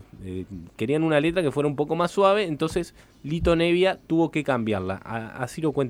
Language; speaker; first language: Spanish; native; Spanish